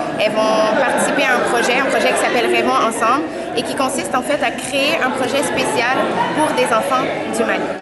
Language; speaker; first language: French; native; French